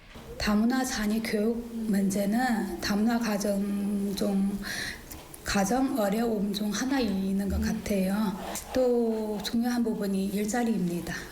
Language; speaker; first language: Korean; non-native, learner; Chinese